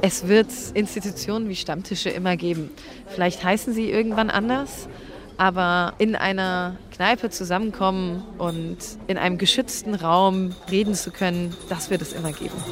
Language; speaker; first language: German; native; German